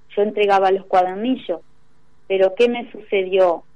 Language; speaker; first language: Spanish; native; Spanish